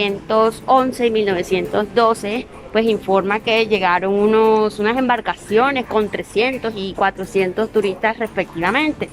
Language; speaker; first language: Spanish; native; Spanish